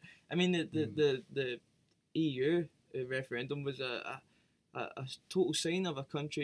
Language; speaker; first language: English; native; English